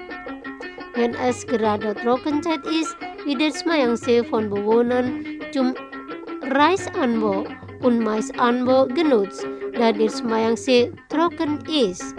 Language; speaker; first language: German; non-native, fluent; Indonesian